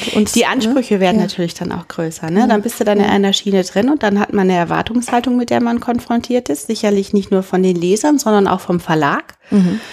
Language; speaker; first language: German; native; German